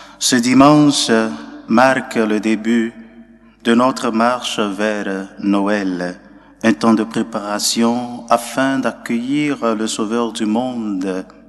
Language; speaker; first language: French; non-native, local second language; Ewe